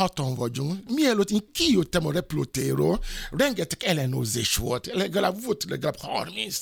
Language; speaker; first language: Hungarian; non-native, fluent; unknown